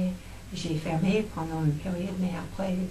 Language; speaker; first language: French; non-native, fluent; English